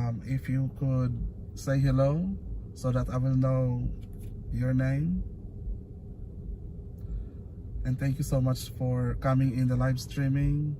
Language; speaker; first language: English; non-native, local second language; Filipino